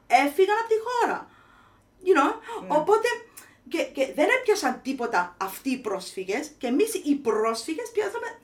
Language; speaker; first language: Greek; early bilingual, heritage; Greek